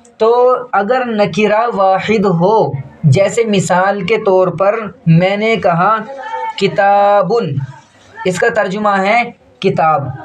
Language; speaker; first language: Urdu; native; Urdu